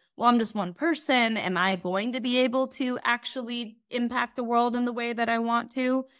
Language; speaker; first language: English; native; English